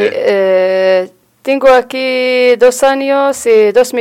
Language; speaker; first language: Spanish; non-native, learner; Arabic